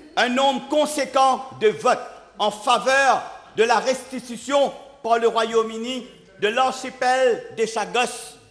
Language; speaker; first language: French; non-native, local second language; Morisyen